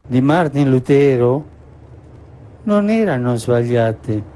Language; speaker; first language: Italian; non-native, fluent; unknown